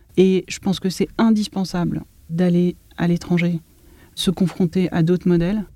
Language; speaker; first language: French; native; French